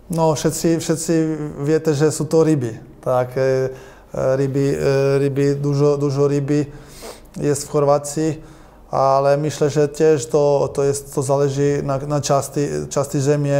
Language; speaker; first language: Polish; non-native, learner; Croatian